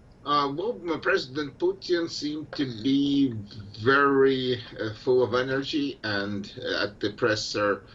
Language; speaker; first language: English; non-native, fluent; Russian